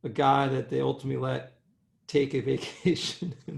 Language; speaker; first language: English; native; English